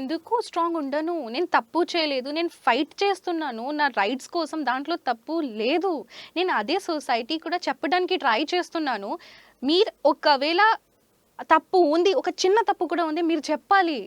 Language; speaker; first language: Telugu; non-native, learner; Hindi